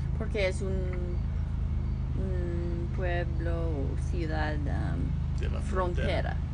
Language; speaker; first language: Spanish; non-native, fluent; English